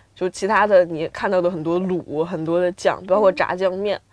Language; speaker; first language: Chinese; native; Chinese